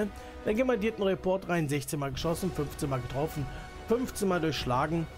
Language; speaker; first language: German; native; German